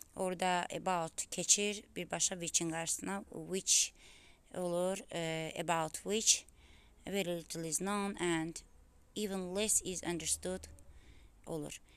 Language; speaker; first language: English; non-native, fluent; Azerbaijani